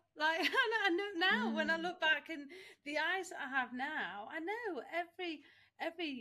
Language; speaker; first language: English; native; English